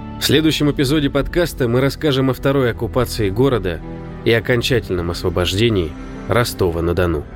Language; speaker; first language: Russian; native; Russian